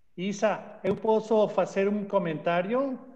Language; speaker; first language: Portuguese; non-native, learner; Spanish